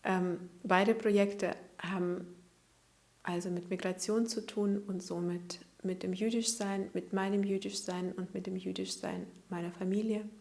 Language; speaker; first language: German; early bilingual, other home language; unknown